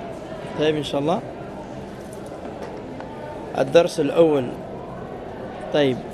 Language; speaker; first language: Arabic; non-native, fluent; French